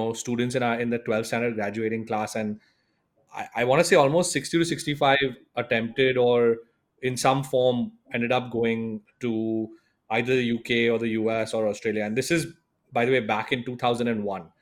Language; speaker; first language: English; non-native, local second language; Hindi